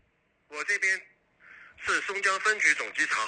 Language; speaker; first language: Chinese; native; Chinese